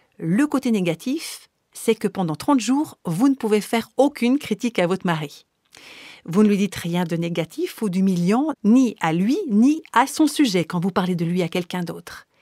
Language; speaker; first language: French; native; French